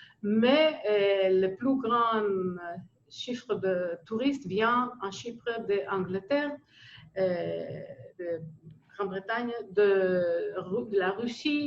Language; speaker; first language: French; non-native, fluent; Greek